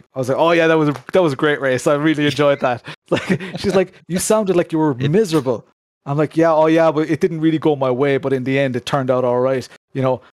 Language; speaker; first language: English; native; English